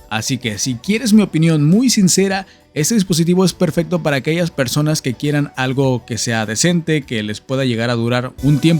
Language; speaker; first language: Spanish; native; Spanish